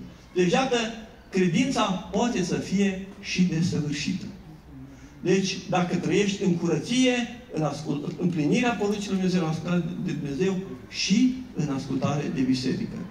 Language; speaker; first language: Romanian; native; Romanian